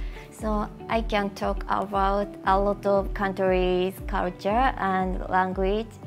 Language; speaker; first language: English; non-native, learner; Japanese